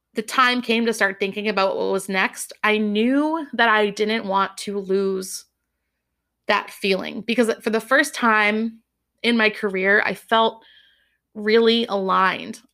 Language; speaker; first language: English; native; English